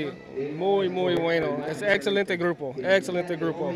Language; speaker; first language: Spanish; non-native, learner; English